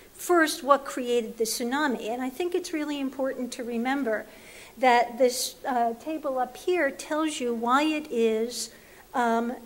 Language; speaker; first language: English; native; English